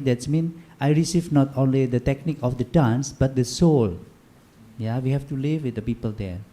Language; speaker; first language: English; non-native, learner; Indonesian